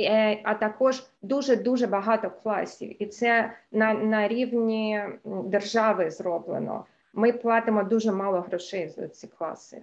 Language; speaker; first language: Ukrainian; non-native, local second language; Russian